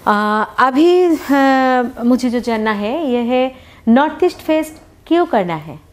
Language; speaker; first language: Hindi; non-native, local second language; Bangla